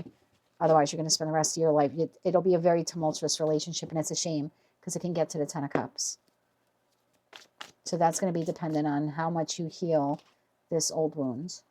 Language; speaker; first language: English; native; English